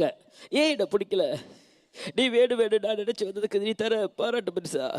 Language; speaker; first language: Tamil; native; Tamil